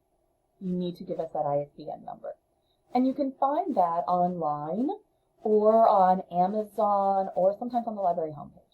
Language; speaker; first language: English; native; English